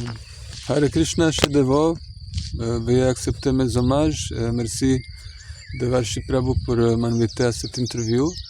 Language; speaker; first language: French; non-native, fluent; Croatian